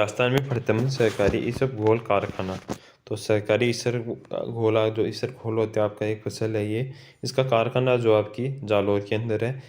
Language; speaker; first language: Hindi; native; Hindi